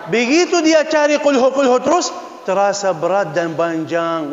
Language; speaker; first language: Indonesian; non-native, fluent; Arabic